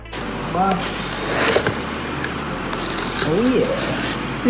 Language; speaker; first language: English; native; English